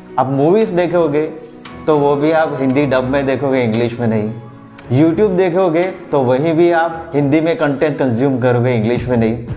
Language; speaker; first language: Hindi; non-native, local second language; Gujarati